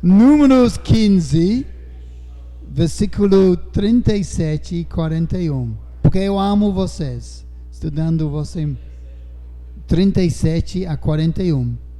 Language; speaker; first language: Portuguese; non-native, fluent; English